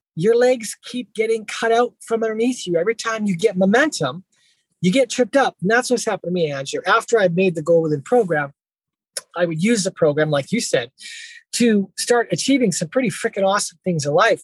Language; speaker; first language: English; native; English